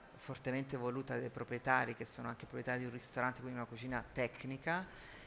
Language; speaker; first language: Italian; native; Italian